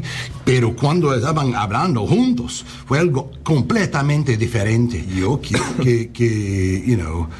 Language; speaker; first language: Spanish; non-native, learner; English